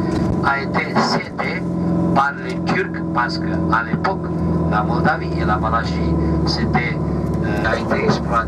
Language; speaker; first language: French; non-native, fluent; Romanian